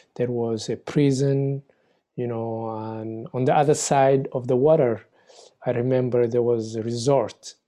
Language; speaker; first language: English; non-native, fluent; Somali